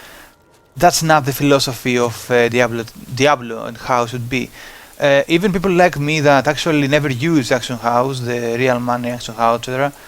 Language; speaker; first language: English; non-native, fluent; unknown